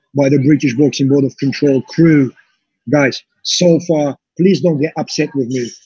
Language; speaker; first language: English; non-native, fluent; Russian